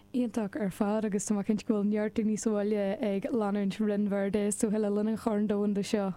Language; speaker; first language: Irish; native; Irish